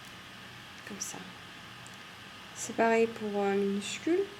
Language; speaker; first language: French; non-native, fluent; Russian